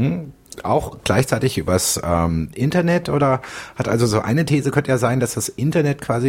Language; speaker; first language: German; native; German